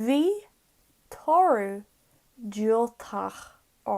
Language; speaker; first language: Irish; non-native, learner; English